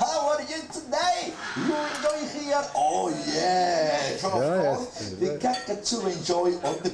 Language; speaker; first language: English; non-native, learner; Spanish